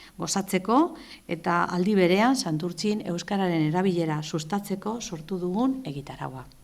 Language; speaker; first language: Basque; native; Basque